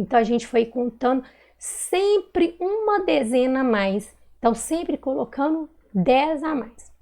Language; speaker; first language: Portuguese; native; Portuguese